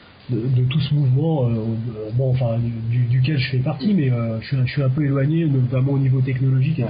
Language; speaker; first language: French; native; French